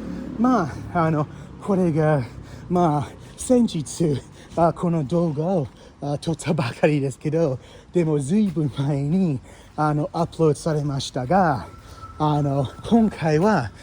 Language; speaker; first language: Japanese; non-native, fluent; English